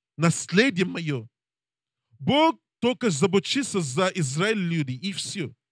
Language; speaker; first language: Russian; non-native, learner; English